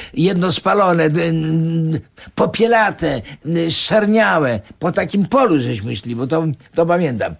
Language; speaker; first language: Polish; native; Polish